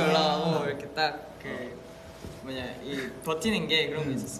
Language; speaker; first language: Korean; native; Korean